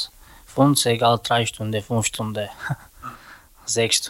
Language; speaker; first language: German; non-native, learner; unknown